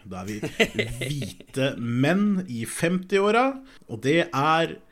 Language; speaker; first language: Norwegian; native; Norwegian